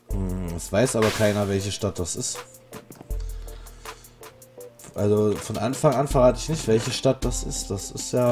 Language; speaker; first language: German; native; German